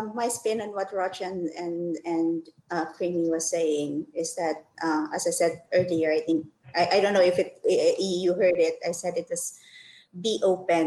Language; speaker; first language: English; non-native, local second language; Filipino